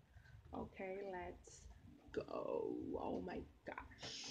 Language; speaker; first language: English; non-native, learner; Portuguese